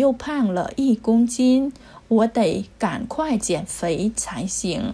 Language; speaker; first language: Chinese; non-native, fluent; Vietnamese